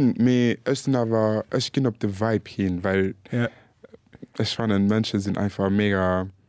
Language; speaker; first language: Luxembourgish; early bilingual, other home language; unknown